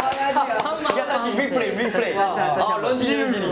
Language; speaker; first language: Korean; native; Korean